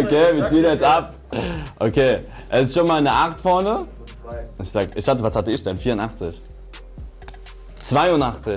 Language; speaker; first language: German; native; German